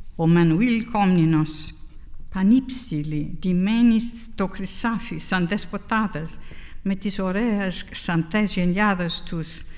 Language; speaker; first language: Greek; non-native, fluent; English